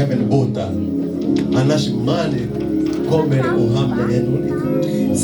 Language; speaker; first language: Swedish; non-native, fluent; Lingala